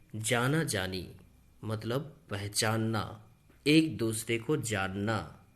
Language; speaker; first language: Hindi; non-native, local second language; Bangla